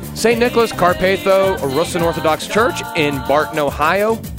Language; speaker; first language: English; native; English